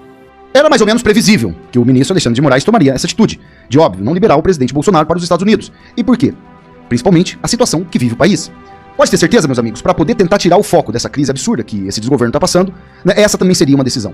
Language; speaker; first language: Portuguese; native; Portuguese